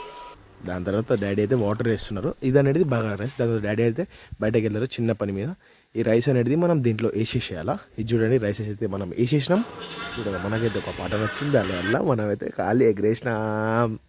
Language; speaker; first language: Telugu; non-native, local second language; Hindi